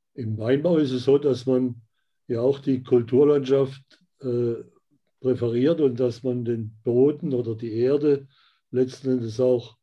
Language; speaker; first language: German; native; German